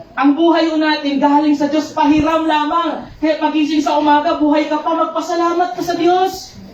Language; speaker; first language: Filipino; non-native, local second language; Cebuano